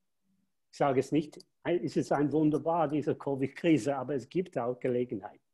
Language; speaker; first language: German; non-native, fluent; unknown